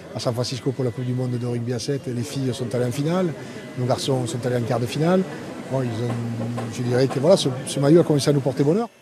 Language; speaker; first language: French; native; French